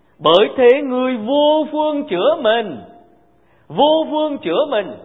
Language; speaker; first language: Vietnamese; native; Vietnamese